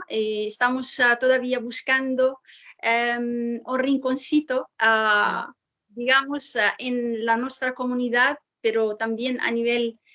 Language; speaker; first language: Spanish; non-native, fluent; Arabic